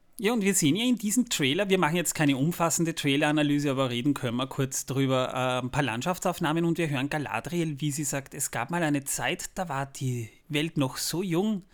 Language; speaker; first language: German; native; German